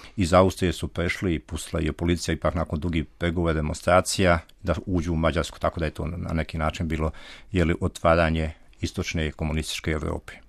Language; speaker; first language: Serbian; native; Serbian